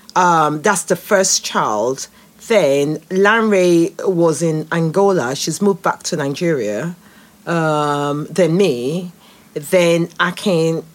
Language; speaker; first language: English; non-native, local second language; Yoruba